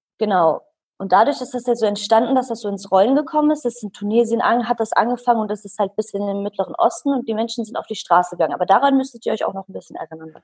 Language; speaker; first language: German; early bilingual, other home language; Kurdish